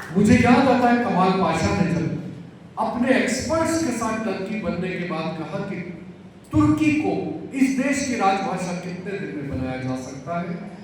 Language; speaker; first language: Hindi; native; Hindi